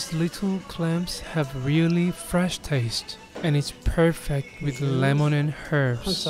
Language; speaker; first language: English; non-native, learner; Korean